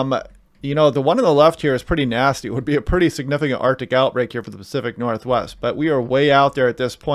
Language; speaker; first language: English; native; English